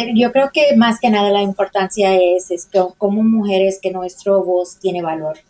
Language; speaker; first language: Spanish; early bilingual, heritage; Spanish